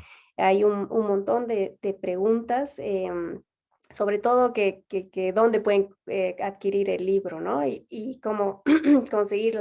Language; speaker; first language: Spanish; native; Spanish